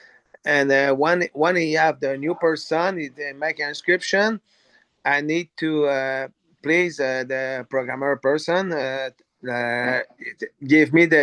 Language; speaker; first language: English; non-native, learner; French